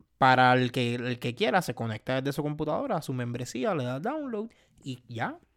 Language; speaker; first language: Spanish; native; Spanish